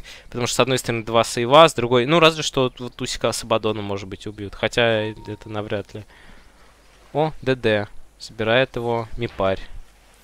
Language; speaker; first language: Russian; native; Russian